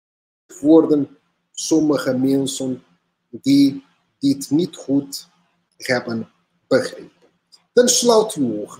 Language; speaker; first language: Dutch; non-native, learner; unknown